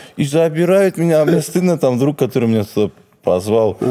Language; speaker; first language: Russian; non-native, local second language; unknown